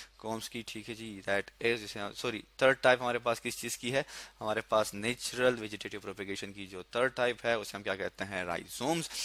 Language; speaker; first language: Urdu; native; Urdu